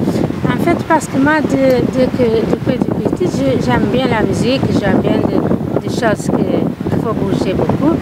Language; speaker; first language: French; non-native, learner; Kabuverdianu